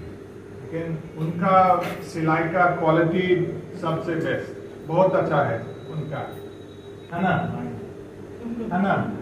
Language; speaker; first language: Hindi; non-native, learner; English